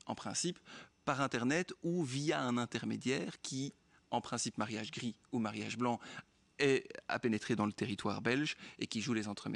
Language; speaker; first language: French; native; French